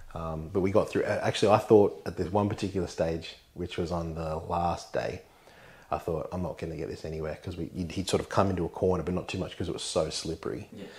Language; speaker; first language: English; native; English